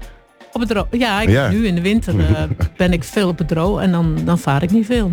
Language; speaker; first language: Dutch; native; Dutch